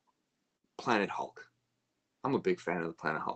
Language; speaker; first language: English; native; English